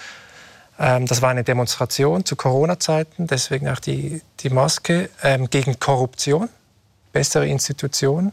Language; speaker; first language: German; native; German